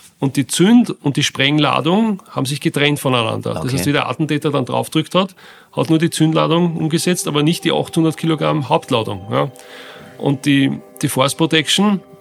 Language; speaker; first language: German; native; German